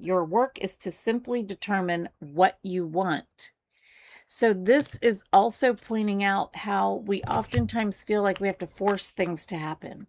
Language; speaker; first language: English; native; English